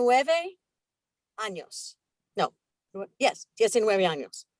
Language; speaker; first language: Spanish; non-native, learner; English